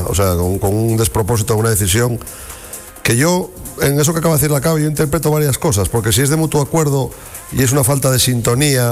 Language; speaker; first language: Spanish; native; Spanish